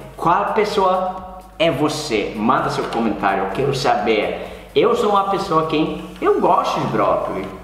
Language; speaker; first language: Portuguese; non-native, learner; English